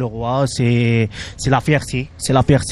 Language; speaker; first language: French; non-native, local second language; Arabic